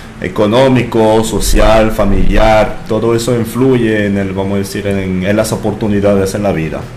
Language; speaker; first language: Spanish; non-native, fluent; French